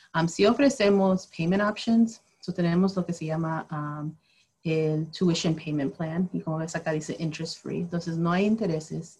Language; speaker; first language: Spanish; early bilingual, heritage; Spanish